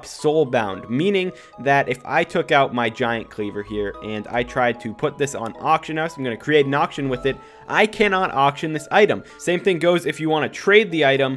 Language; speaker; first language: English; native; English